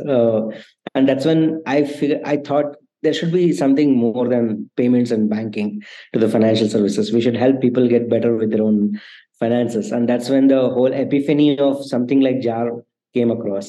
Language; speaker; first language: English; non-native, local second language; Kannada